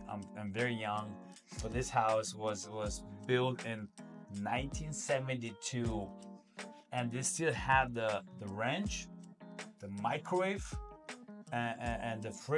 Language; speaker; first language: English; non-native, fluent; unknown